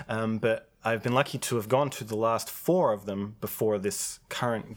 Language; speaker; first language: English; native; English